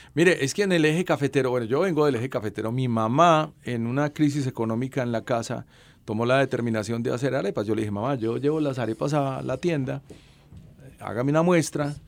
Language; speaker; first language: Spanish; native; Spanish